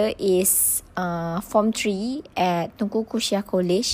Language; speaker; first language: English; non-native, local second language; Malay